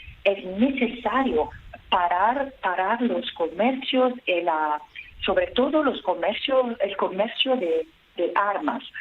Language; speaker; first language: Spanish; non-native, fluent; Italian